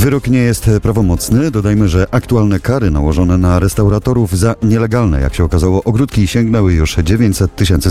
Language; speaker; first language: Polish; native; Polish